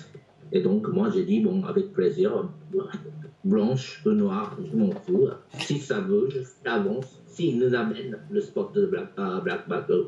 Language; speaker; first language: French; non-native, fluent; Japanese